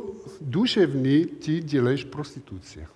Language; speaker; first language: Russian; non-native, learner; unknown